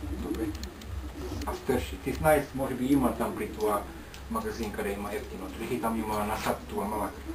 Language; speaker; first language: Bulgarian; non-native, learner; Finnish